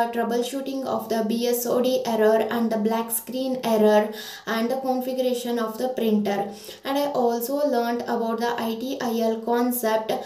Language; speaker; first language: English; non-native, local second language; Kannada